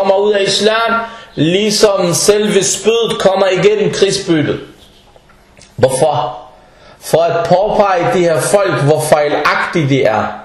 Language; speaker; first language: Danish; non-native, fluent; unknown